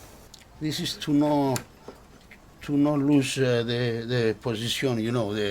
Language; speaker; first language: English; non-native, learner; Greek